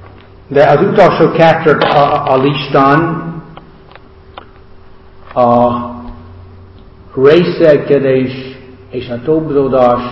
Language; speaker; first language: Hungarian; non-native, fluent; English